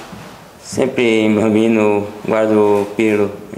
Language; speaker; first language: Italian; non-native, learner; Portuguese